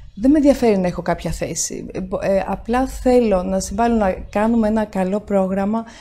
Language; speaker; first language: Greek; early bilingual, heritage; Swedish